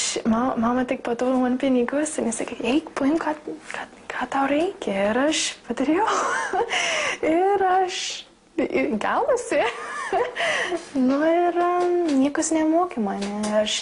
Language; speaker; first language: Lithuanian; early bilingual, heritage; English